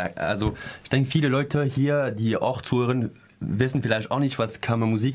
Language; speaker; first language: German; non-native, learner; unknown